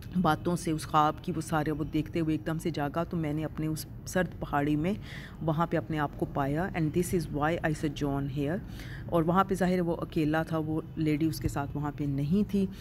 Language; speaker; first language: Urdu; non-native, local second language; Punjabi